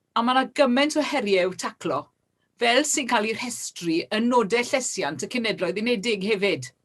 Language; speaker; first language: Welsh; native; Welsh